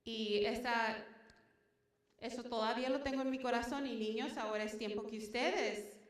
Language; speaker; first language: Spanish; early bilingual, heritage; Spanish